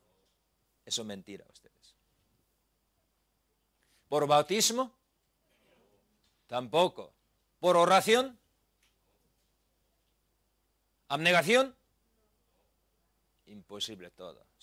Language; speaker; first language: Spanish; non-native, learner; Korean